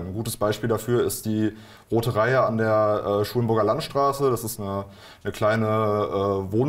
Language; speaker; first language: German; native; German